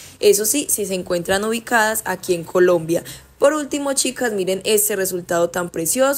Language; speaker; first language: Spanish; native; Spanish